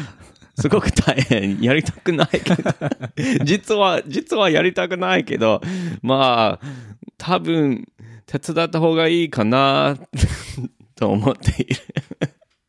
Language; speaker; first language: Japanese; non-native, learner; English